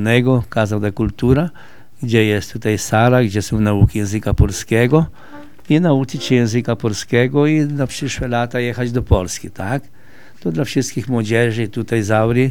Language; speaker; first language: Polish; early bilingual, heritage; Polish